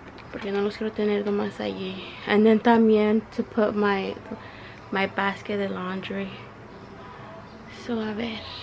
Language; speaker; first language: Spanish; early bilingual, heritage; Spanish